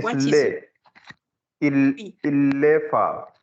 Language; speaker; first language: French; non-native, learner; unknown